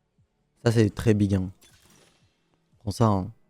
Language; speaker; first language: French; native; French